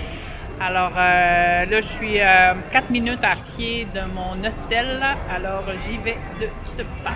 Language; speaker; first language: French; native; French